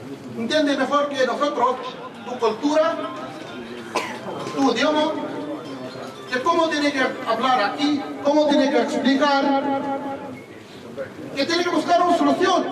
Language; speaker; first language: Spanish; non-native, learner; Urdu